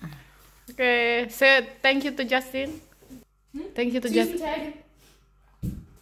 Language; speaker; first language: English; non-native, learner; Indonesian